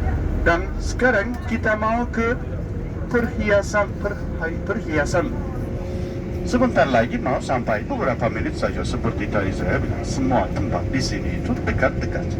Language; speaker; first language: Indonesian; non-native, fluent; Turkish